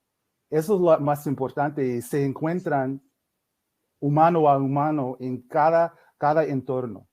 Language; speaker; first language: Spanish; non-native, fluent; English